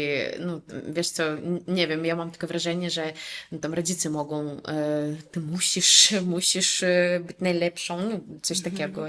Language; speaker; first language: Polish; non-native, fluent; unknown